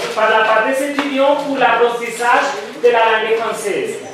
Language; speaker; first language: French; non-native, fluent; Spanish